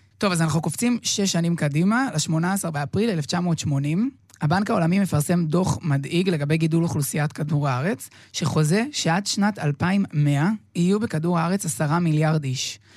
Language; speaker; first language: Hebrew; native; Hebrew